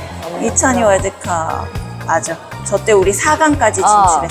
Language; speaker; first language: Korean; native; Korean